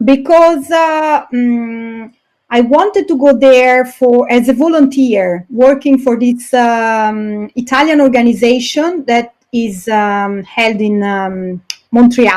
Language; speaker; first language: English; non-native, fluent; Italian